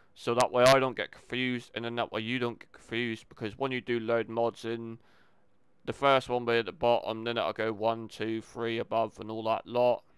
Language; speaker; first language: English; native; English